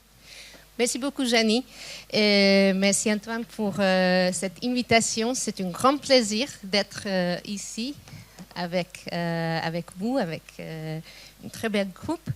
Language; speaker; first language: French; non-native, fluent; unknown